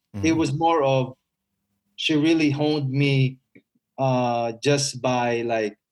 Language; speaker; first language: English; non-native, local second language; Filipino